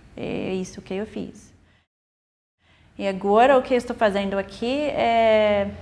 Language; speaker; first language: Portuguese; non-native, fluent; English